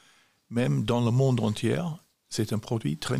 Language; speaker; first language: French; non-native, fluent; English